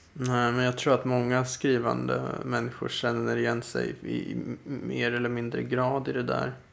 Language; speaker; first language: Swedish; native; Swedish